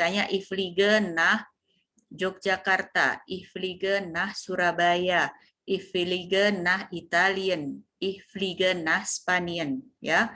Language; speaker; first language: German; non-native, fluent; Indonesian